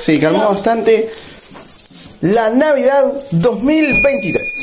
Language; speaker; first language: Spanish; native; Spanish